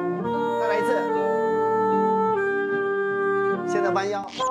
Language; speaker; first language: Chinese; native; Chinese